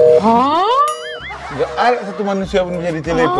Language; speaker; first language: Indonesian; native; Indonesian